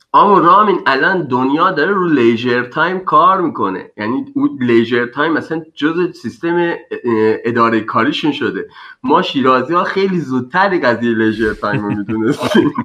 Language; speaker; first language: Persian; native; Persian